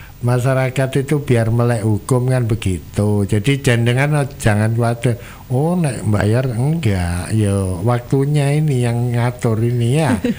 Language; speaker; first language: Indonesian; non-native, local second language; Javanese